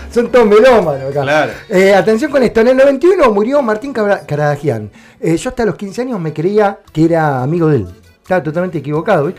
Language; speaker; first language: Spanish; native; Spanish